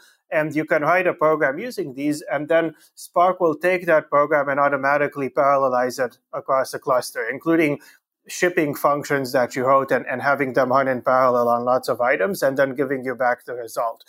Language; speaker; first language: English; native; English